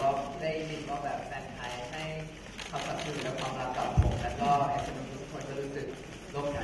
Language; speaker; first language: Thai; native; Thai